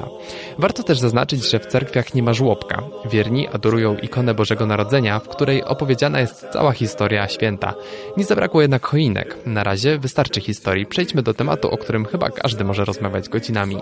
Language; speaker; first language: Polish; native; Polish